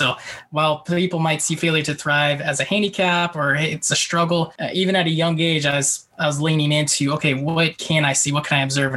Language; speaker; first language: English; native; English